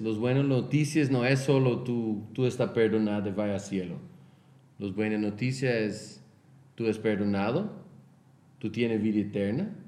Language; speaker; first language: Spanish; non-native, fluent; Portuguese